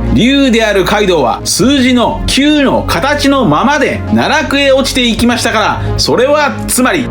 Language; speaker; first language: Japanese; native; Japanese